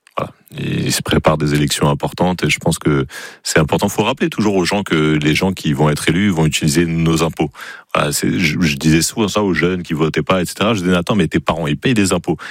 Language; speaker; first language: French; native; French